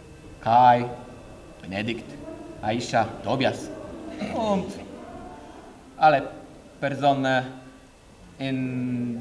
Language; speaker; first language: German; non-native, learner; Polish